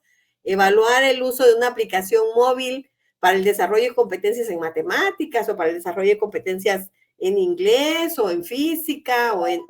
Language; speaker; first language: Spanish; native; Spanish